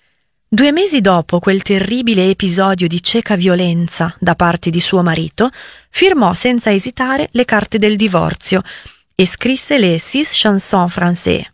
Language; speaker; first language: Italian; native; Italian